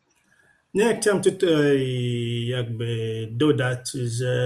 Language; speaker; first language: Polish; non-native, fluent; Lingala